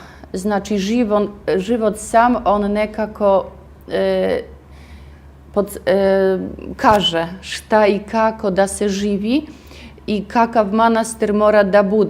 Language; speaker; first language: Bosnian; non-native, fluent; Russian